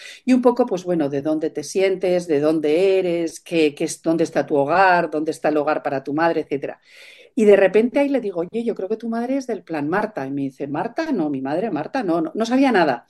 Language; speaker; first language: Spanish; native; Spanish